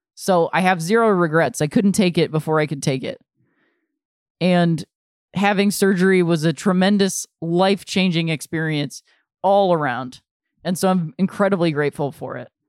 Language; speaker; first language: English; native; English